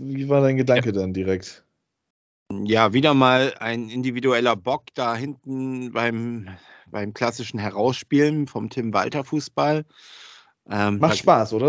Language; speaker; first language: German; native; German